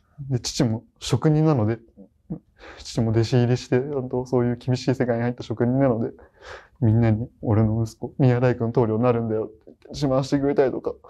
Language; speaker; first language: Japanese; native; Japanese